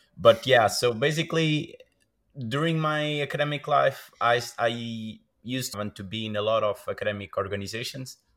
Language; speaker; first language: English; non-native, fluent; Portuguese